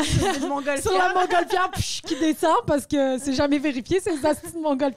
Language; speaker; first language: French; native; French